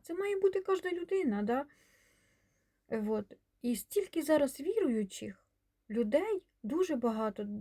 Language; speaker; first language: Ukrainian; non-native, local second language; Russian